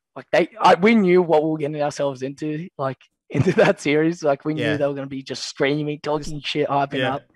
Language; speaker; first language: English; native; English